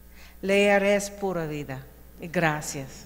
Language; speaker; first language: Spanish; non-native, fluent; English